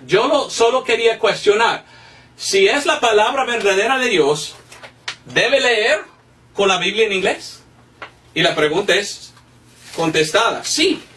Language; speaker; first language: Spanish; non-native, fluent; English